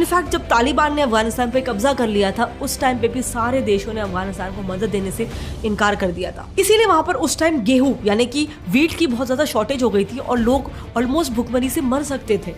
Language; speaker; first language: Hindi; native; Hindi